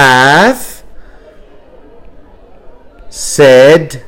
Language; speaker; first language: English; non-native, fluent; Spanish